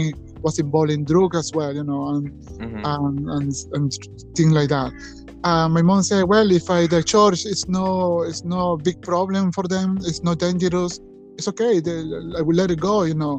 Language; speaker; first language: English; non-native, learner; Spanish